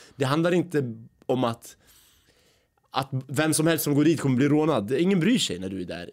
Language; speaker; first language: Swedish; early bilingual, other home language; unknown